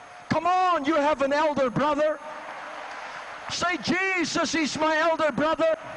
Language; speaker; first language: English; non-native, local second language; Afrikaans